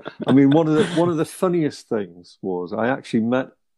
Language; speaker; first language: English; native; English